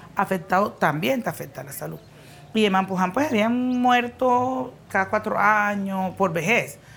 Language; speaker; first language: Spanish; native; Spanish